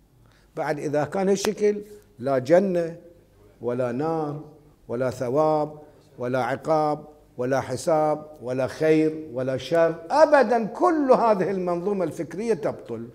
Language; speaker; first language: Arabic; native; Arabic